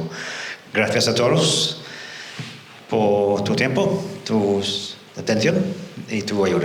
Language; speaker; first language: Spanish; non-native, fluent; English